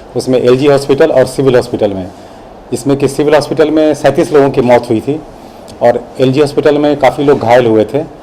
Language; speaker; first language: Hindi; non-native, local second language; Gujarati